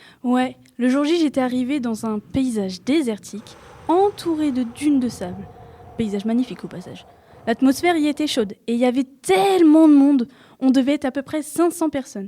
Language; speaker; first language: French; native; French